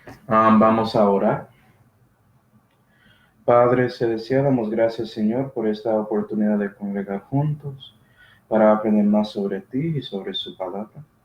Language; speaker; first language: Spanish; non-native, fluent; English